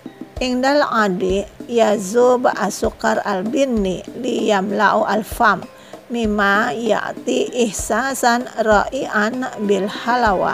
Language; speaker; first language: Arabic; non-native, learner; Indonesian